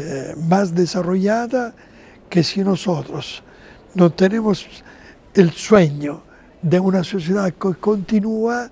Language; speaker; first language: Spanish; non-native, fluent; Italian